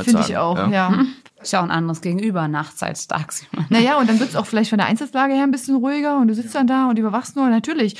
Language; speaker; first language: German; native; German